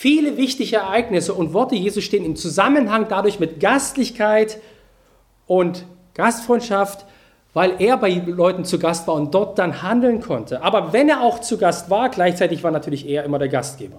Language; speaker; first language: German; native; German